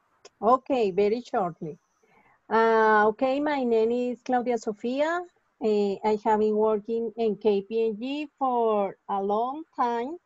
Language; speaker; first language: English; non-native, learner; Spanish